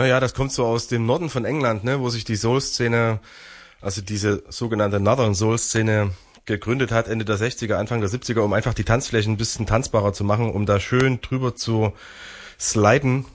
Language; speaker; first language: German; native; German